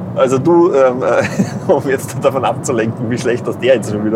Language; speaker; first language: German; native; German